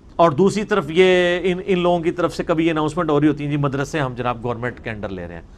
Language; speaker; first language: Urdu; non-native, local second language; Punjabi